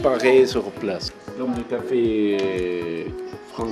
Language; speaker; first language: French; non-native, fluent; Arabic